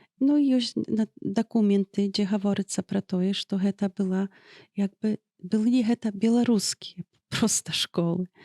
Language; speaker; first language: Belarusian; native; Belarusian